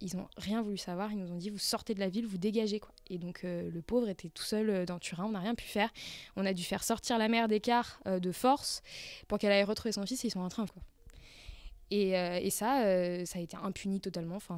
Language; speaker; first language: French; native; French